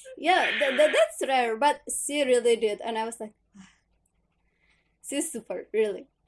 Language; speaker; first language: English; non-native, learner; Indonesian